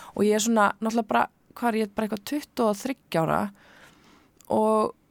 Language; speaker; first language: Icelandic; native; Icelandic